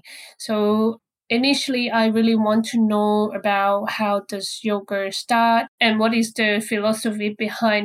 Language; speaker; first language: English; non-native, local second language; Cantonese